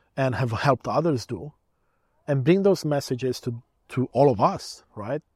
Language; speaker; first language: English; early bilingual, other home language; Romanian